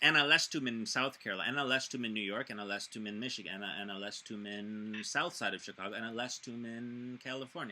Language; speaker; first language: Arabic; non-native, learner; English